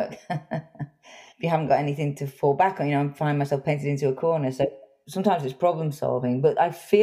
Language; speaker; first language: English; native; English